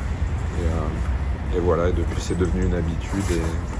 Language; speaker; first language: French; native; French